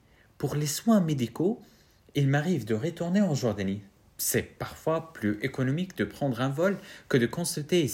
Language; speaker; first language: French; non-native, fluent; Arabic